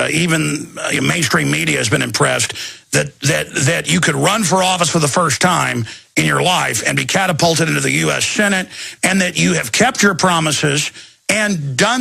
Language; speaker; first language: English; native; English